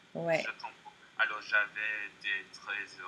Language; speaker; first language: French; non-native, learner; English